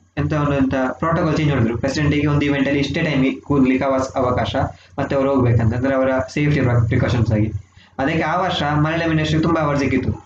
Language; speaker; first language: Kannada; native; Kannada